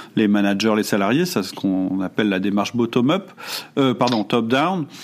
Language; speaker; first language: French; non-native, fluent; German